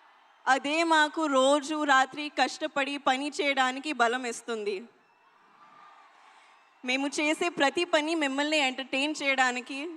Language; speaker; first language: Telugu; non-native, learner; Hindi